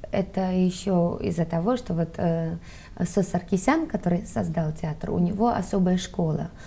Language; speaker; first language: Russian; non-native, local second language; Armenian